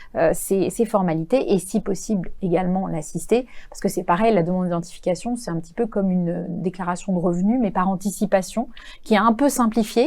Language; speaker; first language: French; native; French